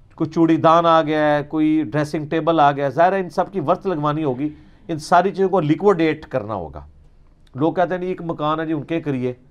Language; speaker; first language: Urdu; non-native, local second language; Punjabi